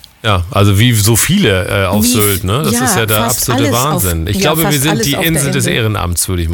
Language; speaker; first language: German; native; German